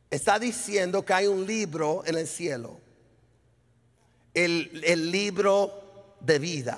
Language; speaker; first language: Spanish; early bilingual, heritage; Spanish